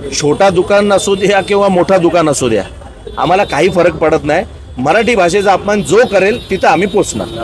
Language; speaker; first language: Marathi; non-native, local second language; Gujarati